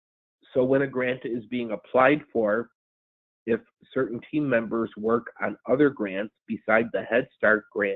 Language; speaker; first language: English; native; English